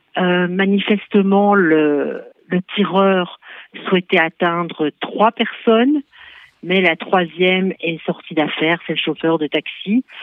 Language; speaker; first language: French; native; French